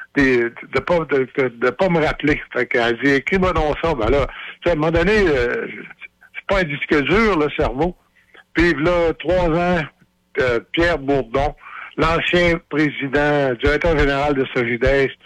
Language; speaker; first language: French; native; French